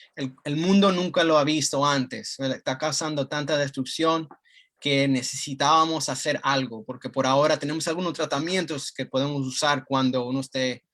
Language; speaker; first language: Spanish; early bilingual, heritage; Spanish